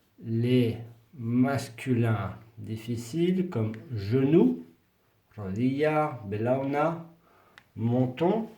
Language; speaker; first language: French; non-native, fluent; Spanish